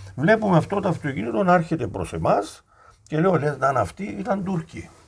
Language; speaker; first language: Greek; native; Greek